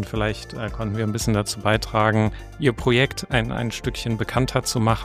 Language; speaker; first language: German; native; German